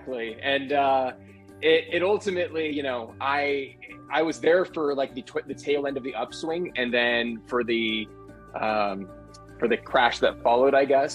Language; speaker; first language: English; native; English